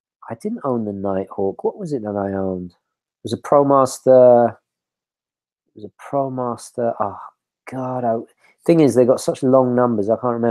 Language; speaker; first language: English; native; English